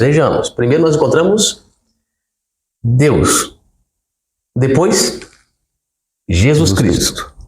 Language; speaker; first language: Portuguese; native; Portuguese